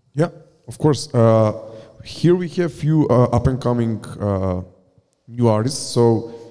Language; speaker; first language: English; non-native, fluent; Macedonian